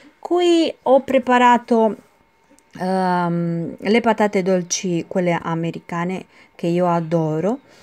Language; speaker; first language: Italian; non-native, fluent; Romanian